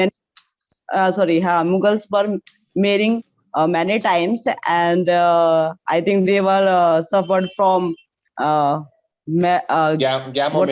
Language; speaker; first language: English; non-native, learner; Hindi